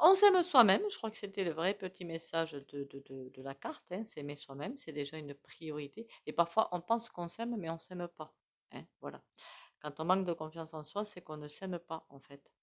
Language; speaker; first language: French; native; French